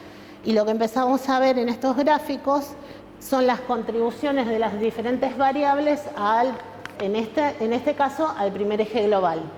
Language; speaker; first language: Spanish; native; Spanish